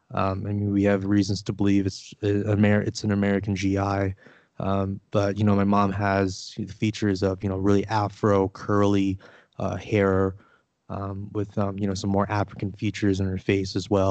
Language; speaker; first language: English; early bilingual, other home language; Vietnamese